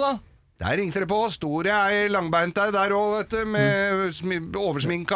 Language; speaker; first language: Norwegian; native; Norwegian